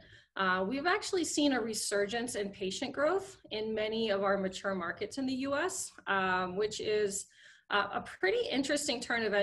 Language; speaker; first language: English; native; English